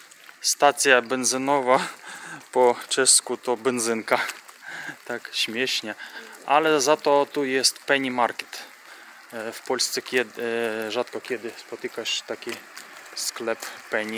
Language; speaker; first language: Polish; non-native, fluent; Russian